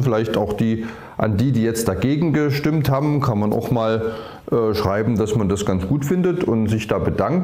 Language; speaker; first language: German; native; German